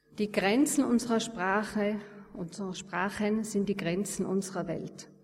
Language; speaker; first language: German; native; German